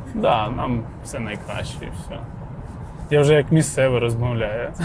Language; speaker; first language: Ukrainian; native; Ukrainian